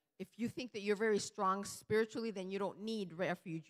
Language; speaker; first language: English; early bilingual, other home language; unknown